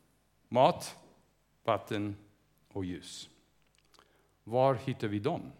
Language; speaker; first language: Swedish; non-native, fluent; English